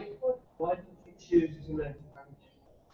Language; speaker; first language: English; non-native, learner; Spanish